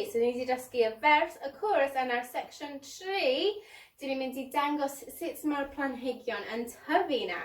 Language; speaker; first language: Welsh; non-native, local second language; English